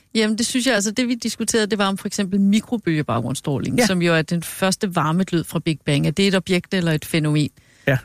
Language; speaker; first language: Danish; native; Danish